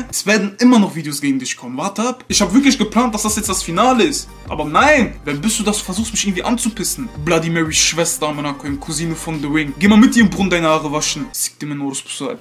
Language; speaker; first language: German; native; German